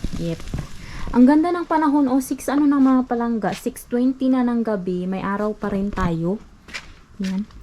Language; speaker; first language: Filipino; non-native, local second language; Cebuano